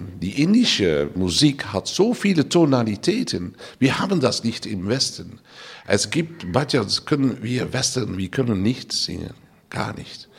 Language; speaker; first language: German; non-native, learner; Dutch